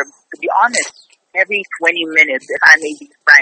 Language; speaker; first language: English; non-native, local second language; Filipino